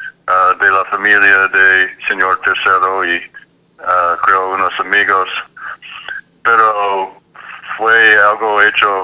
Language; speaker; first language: Spanish; non-native, fluent; English